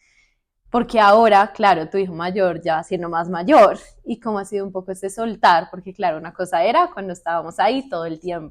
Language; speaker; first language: Spanish; native; Spanish